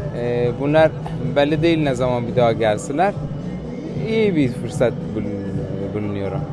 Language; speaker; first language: Turkish; non-native, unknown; Persian